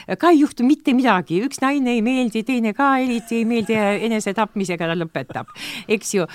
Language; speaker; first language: Estonian; non-native, local second language; Russian